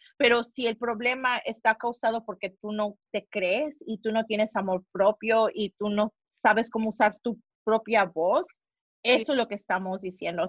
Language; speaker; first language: Spanish; early bilingual, heritage; Spanish